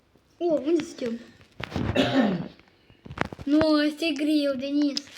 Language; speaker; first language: Romanian; early bilingual, heritage; Romanian